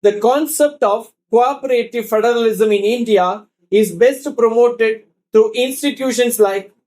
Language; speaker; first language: English; non-native, local second language; Tamil